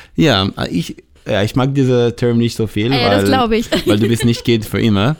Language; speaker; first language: German; non-native, learner; Hebrew